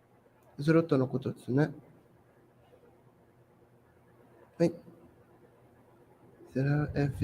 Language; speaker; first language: Japanese; non-native, fluent; Portuguese